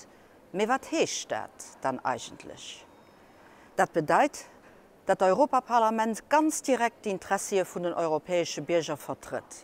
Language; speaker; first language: German; non-native, local second language; Luxembourgish